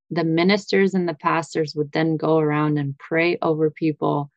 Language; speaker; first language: English; early bilingual, other home language; Russian